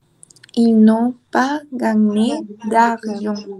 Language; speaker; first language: French; non-native, learner; Spanish